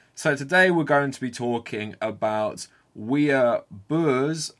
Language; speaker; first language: English; native; English